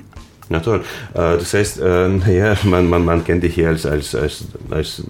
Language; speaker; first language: German; native; German